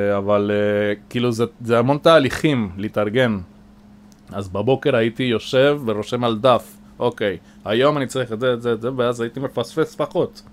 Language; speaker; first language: Hebrew; non-native, fluent; Spanish